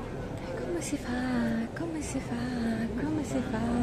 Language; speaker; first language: Italian; non-native, learner; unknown